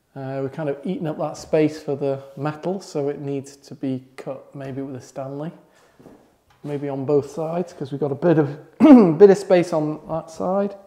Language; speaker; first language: English; native; English